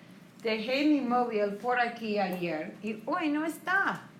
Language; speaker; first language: Spanish; non-native, fluent; English